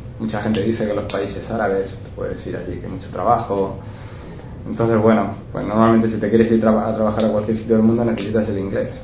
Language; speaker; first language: Spanish; native; Spanish